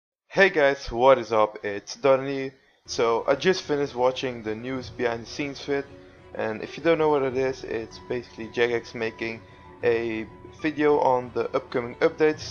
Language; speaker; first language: English; non-native, fluent; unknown